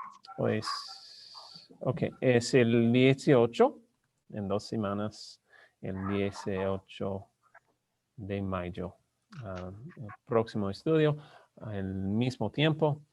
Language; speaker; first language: Spanish; non-native, learner; English